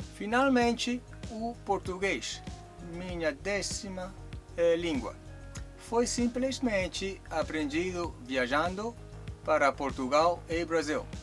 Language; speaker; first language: Portuguese; non-native, learner; Chinese